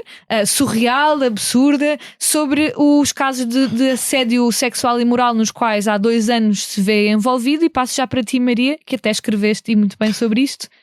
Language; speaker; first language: Portuguese; native; Portuguese